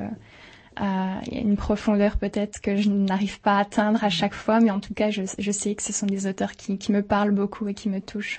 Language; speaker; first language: French; native; French